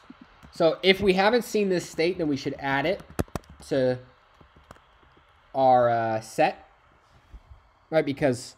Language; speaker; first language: English; native; English